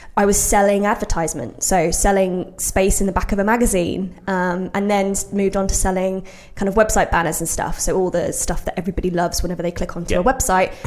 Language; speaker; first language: English; native; English